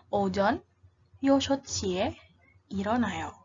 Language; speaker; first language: Korean; non-native, fluent; Indonesian